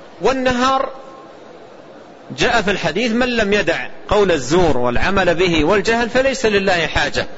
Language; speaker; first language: Arabic; native; Arabic